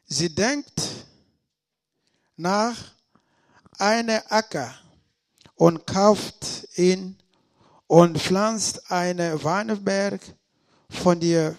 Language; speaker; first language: German; non-native, learner; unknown